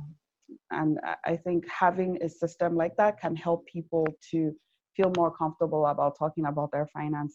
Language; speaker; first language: English; non-native, local second language; Yoruba